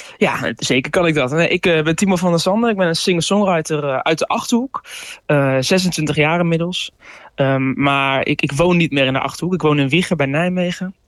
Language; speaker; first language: Dutch; native; Dutch